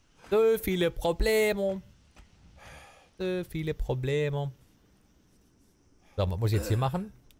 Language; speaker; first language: German; native; German